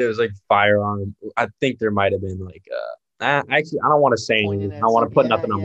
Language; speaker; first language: English; native; English